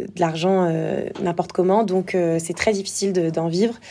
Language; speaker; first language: French; native; French